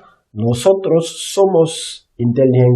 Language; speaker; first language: Spanish; non-native, learner; Korean